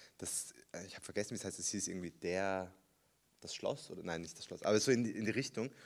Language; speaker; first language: German; early bilingual, other home language; Spanish